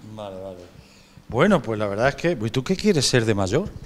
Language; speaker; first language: Spanish; native; Spanish